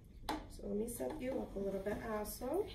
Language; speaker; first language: English; native; English